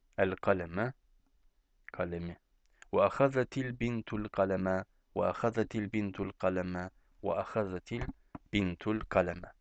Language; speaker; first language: Arabic; non-native, fluent; Turkish